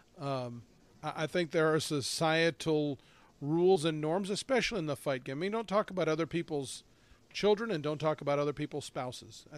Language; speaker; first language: English; native; English